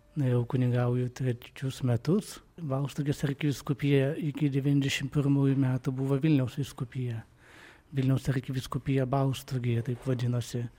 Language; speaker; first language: Lithuanian; non-native, local second language; Polish